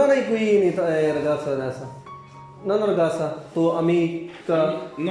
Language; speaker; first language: Italian; non-native, learner; Urdu